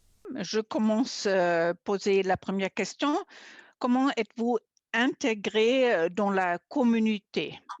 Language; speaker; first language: French; non-native, fluent; German